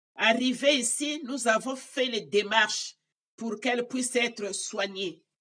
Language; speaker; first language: French; non-native, local second language; Lingala